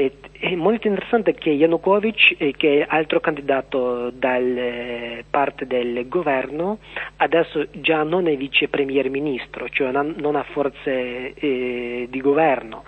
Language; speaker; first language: Italian; non-native, learner; Ukrainian